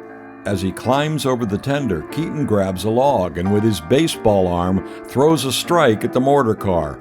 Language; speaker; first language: English; native; English